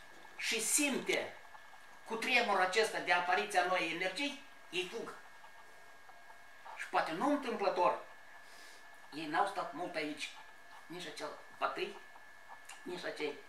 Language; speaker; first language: Romanian; native; Romanian